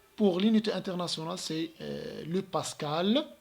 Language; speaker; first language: French; non-native, local second language; Arabic